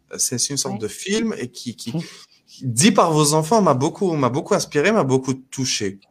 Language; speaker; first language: French; non-native, local second language; Arabic